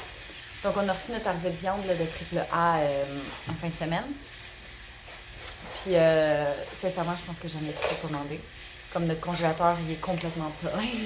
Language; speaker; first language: French; native; French